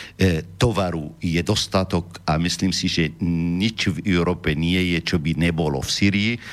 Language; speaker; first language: Slovak; non-native, fluent; Arabic